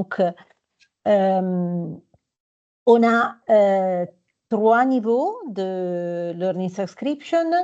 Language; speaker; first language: French; non-native, fluent; Italian